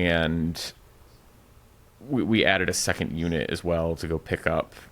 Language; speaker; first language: English; native; English